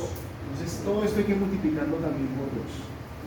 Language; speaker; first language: Spanish; native; Spanish